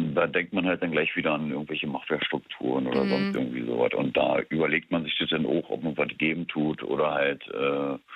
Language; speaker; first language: German; native; German